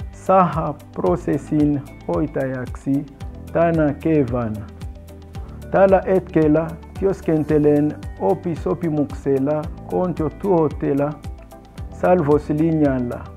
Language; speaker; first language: Finnish; non-native, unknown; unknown